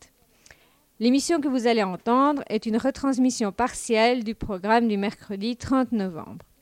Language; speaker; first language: French; native; French